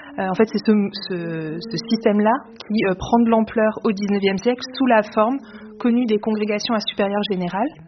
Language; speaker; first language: French; native; French